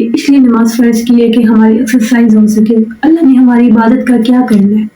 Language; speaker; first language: Urdu; native; Urdu